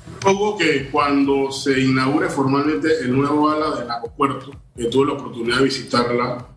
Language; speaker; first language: Spanish; native; Spanish